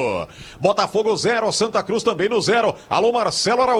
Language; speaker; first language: Portuguese; native; Portuguese